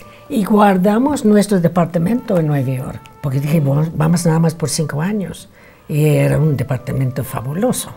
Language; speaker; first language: Spanish; non-native, fluent; English